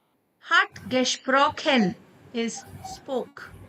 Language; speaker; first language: German; non-native, fluent; Kannada